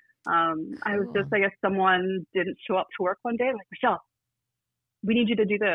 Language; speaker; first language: English; native; English